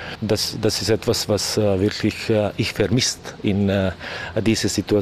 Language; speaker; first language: German; non-native, learner; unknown